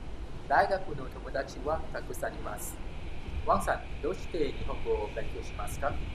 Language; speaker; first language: Japanese; non-native, learner; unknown